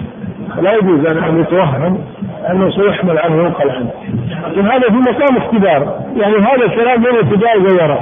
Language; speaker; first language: Arabic; native; Arabic